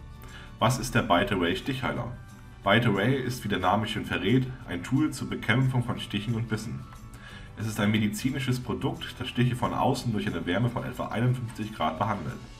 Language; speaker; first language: German; native; German